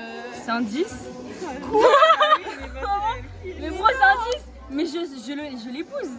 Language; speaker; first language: French; native; French